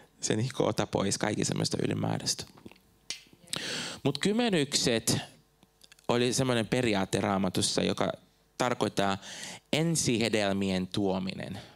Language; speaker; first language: Finnish; non-native, fluent; Portuguese